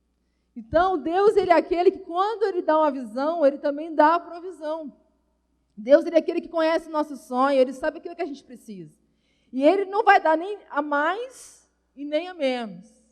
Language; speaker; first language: Portuguese; native; Portuguese